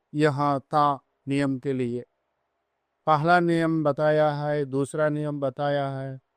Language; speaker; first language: Hindi; non-native, local second language; Telugu